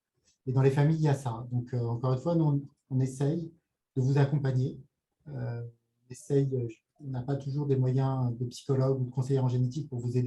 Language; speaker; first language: French; native; French